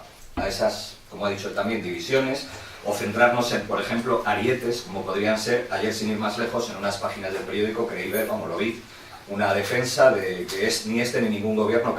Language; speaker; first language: Spanish; native; Spanish